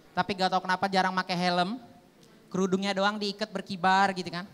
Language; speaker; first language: Indonesian; native; Indonesian